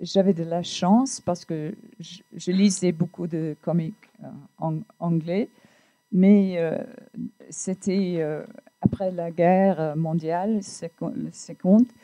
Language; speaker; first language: French; non-native, fluent; English